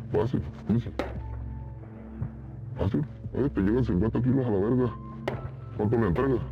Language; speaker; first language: Spanish; native; Spanish